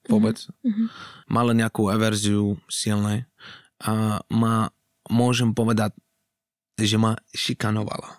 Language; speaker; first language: Slovak; non-native, fluent; Arabic